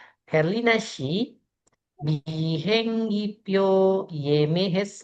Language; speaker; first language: Korean; non-native, fluent; Indonesian